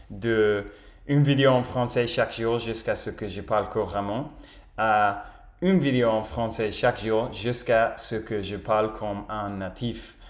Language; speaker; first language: French; non-native, learner; English